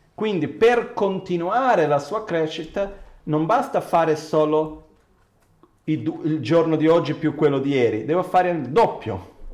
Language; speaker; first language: Italian; non-native, fluent; Portuguese